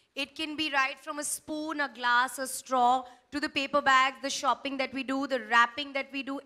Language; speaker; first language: English; non-native, local second language; Hindi